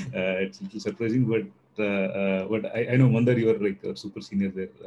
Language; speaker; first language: English; non-native, local second language; Telugu